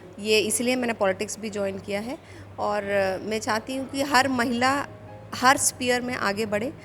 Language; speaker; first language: Hindi; non-native, local second language; Telugu